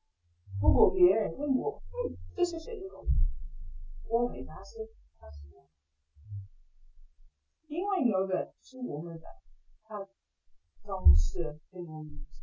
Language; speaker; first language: Chinese; non-native, fluent; English